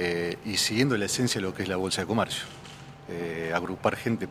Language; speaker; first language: Spanish; native; Spanish